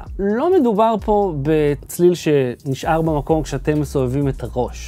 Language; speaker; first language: Hebrew; native; Hebrew